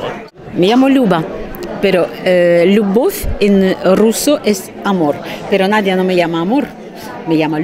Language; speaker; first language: Spanish; non-native, fluent; Russian